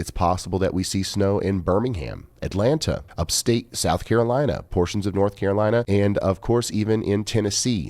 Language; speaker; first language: English; native; English